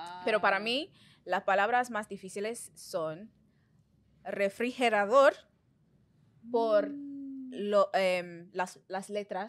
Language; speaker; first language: Spanish; non-native, learner; English